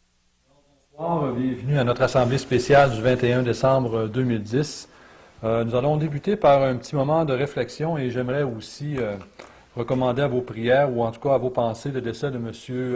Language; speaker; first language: French; native; French